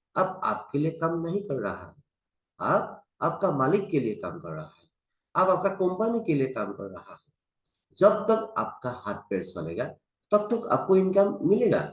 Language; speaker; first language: Hindi; non-native, local second language; Assamese